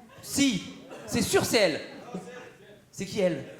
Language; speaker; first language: French; native; French